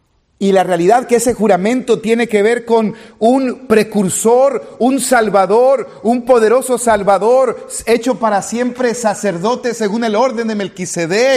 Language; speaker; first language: Spanish; native; Spanish